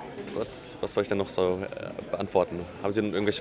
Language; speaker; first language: German; native; German